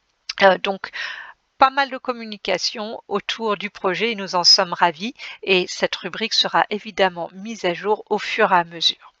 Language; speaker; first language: French; native; French